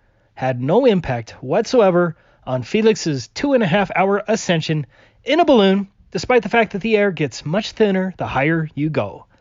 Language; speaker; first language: English; native; English